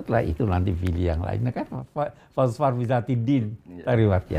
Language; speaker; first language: Indonesian; native; Indonesian